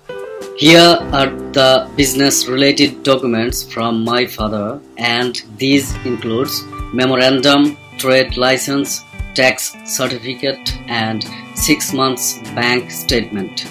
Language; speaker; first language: English; non-native, fluent; Bangla